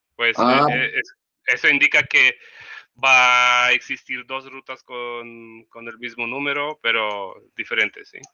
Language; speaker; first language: Spanish; non-native, fluent; Russian